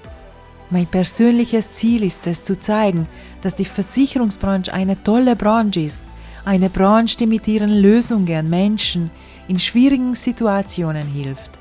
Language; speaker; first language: German; non-native, fluent; Hungarian